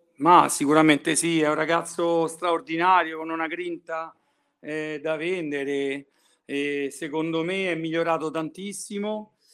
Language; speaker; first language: Italian; native; Italian